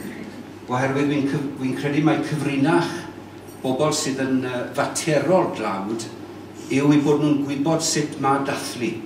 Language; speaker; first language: Welsh; native; Welsh